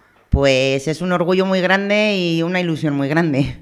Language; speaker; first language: Spanish; native; Spanish